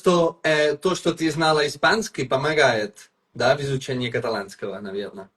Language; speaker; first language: Russian; non-native, fluent; Catalan